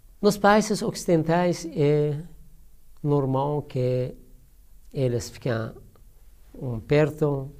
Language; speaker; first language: Portuguese; non-native, learner; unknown